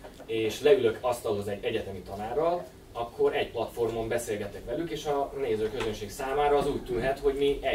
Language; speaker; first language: Hungarian; native; Hungarian